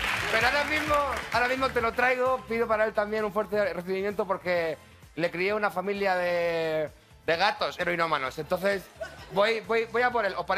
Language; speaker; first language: Spanish; native; Spanish